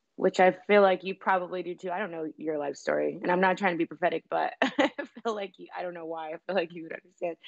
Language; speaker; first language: English; native; English